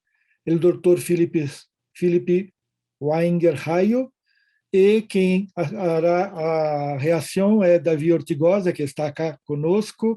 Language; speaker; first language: Spanish; non-native, learner; Portuguese